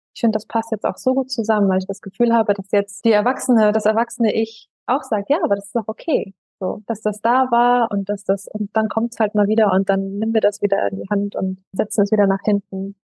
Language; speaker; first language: German; native; German